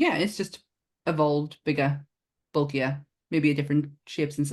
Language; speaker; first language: English; native; English